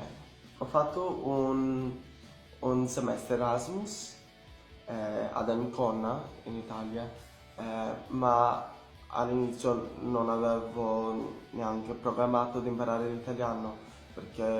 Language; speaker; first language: Italian; non-native, learner; Portuguese